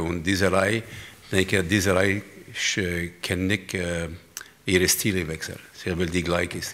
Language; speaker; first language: German; non-native, learner; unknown